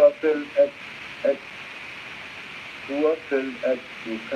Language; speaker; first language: Arabic; non-native, learner; English